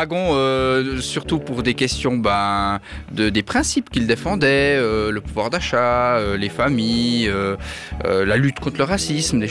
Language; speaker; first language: French; native; French